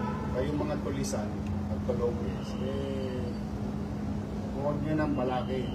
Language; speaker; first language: Filipino; native; Filipino